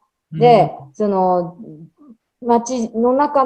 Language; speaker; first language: Japanese; native; Japanese